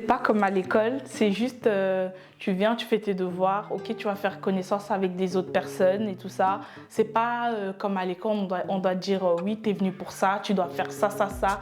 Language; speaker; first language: French; early bilingual, other home language; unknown